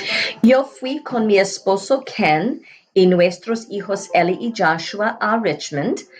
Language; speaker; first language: Spanish; non-native, fluent; English